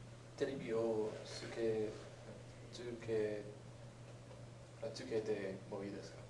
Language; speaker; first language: Japanese; non-native, learner; English